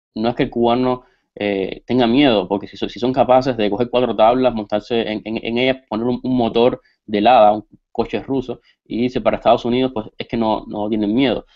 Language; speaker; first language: Spanish; native; Spanish